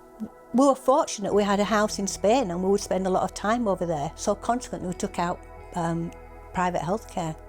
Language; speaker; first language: English; native; English